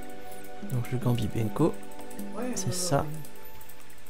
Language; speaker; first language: French; native; French